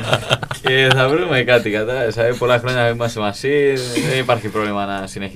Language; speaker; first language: Greek; non-native, learner; Spanish